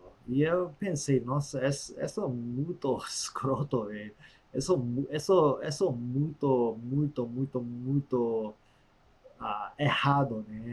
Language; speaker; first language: Portuguese; non-native, fluent; English